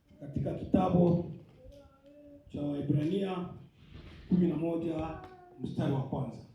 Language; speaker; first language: Swahili; native; Swahili